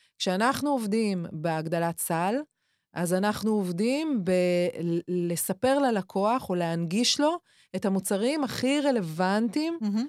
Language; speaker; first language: Hebrew; native; Hebrew